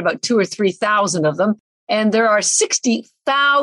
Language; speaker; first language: English; native; English